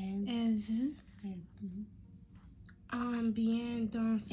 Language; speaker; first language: French; non-native, learner; English